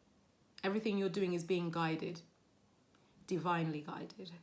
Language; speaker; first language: English; native; English